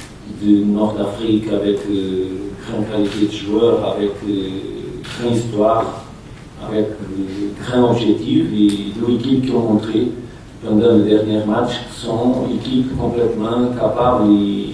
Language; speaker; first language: French; non-native, fluent; Portuguese